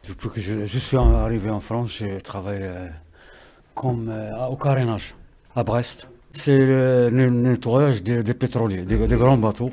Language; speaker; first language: French; non-native, local second language; Arabic